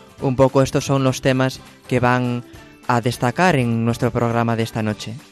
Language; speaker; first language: Spanish; native; Spanish